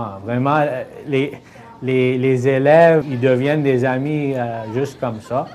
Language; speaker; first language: French; native; French